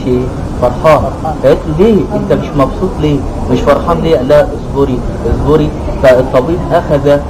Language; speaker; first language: Arabic; native; Arabic